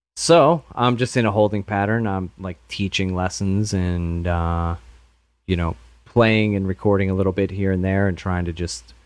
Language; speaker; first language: English; native; English